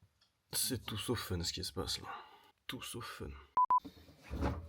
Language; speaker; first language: French; native; French